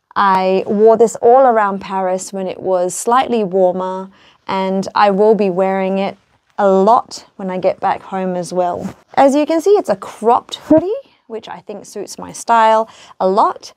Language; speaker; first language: English; native; English